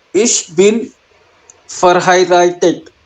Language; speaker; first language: German; non-native, learner; Hindi